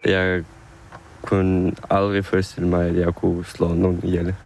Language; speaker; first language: Danish; non-native, fluent; Ukrainian